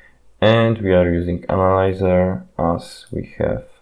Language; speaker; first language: English; non-native, fluent; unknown